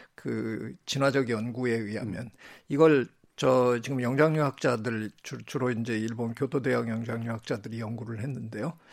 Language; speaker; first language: Korean; native; Korean